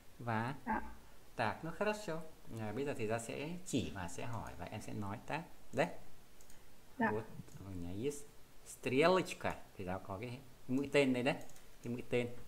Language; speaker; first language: Vietnamese; native; Vietnamese